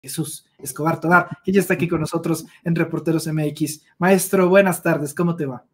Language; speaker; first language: Spanish; native; Spanish